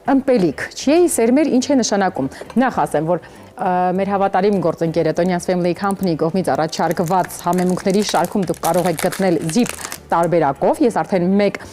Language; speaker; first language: Armenian; native; Armenian